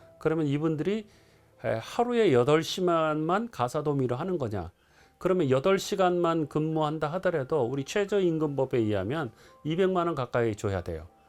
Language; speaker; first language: Korean; native; Korean